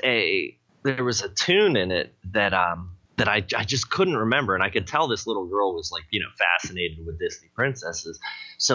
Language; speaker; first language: English; native; English